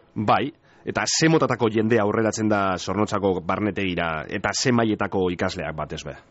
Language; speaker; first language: Basque; native; Basque